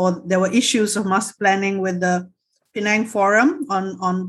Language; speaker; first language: English; non-native, local second language; Malay